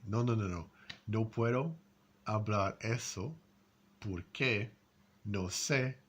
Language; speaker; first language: Spanish; non-native, learner; English